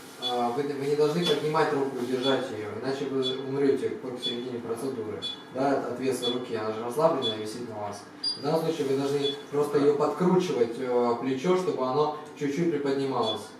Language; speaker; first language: Russian; native; Russian